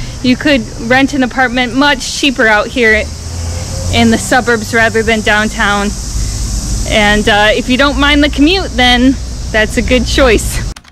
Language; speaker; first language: English; native; English